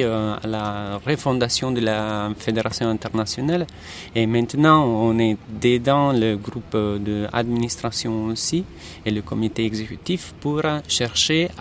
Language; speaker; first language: French; non-native, fluent; Italian